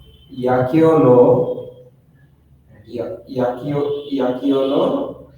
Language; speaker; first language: Japanese; non-native, learner; Bangla